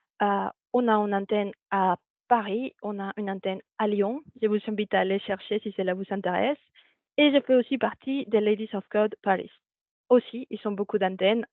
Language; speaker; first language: French; non-native, fluent; Spanish